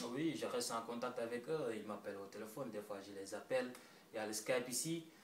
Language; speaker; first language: French; non-native, local second language; Wolof